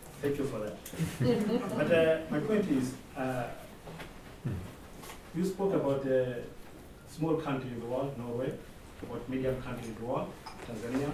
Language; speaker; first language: English; non-native, local second language; Swahili